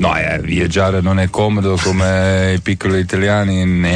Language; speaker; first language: Italian; non-native, learner; Dutch